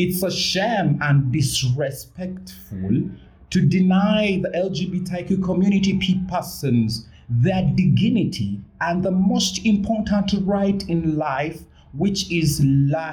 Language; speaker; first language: English; non-native, local second language; Ganda